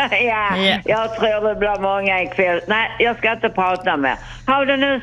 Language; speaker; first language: Swedish; native; Swedish